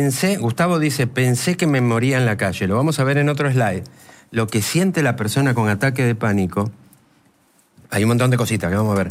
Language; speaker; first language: Spanish; native; Spanish